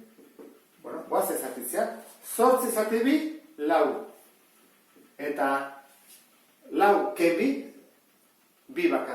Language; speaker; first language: Basque; native; Basque